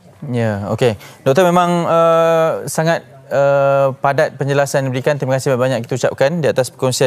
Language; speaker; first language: Malay; native; Malay